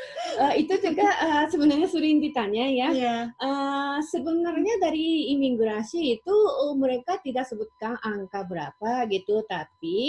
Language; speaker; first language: Indonesian; non-native, fluent; Japanese